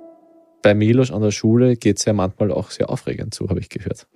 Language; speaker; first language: German; native; German